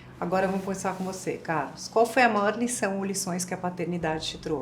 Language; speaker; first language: Portuguese; native; Portuguese